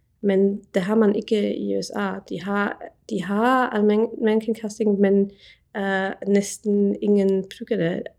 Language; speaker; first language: Norwegian; non-native, fluent; English